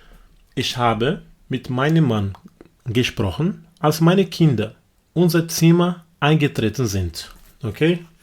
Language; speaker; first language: German; non-native, fluent; Portuguese